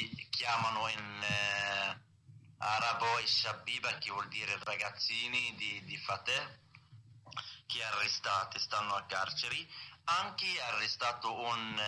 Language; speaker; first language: Italian; non-native, learner; Arabic